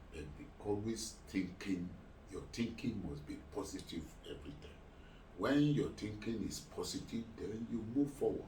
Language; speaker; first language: English; non-native, local second language; Yoruba